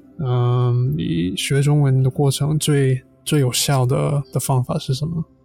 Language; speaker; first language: Chinese; non-native, fluent; English